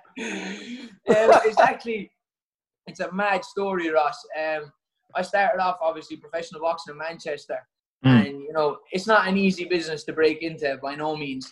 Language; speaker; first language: English; native; English